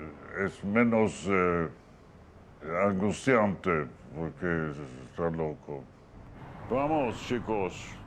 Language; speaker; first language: Spanish; non-native, fluent; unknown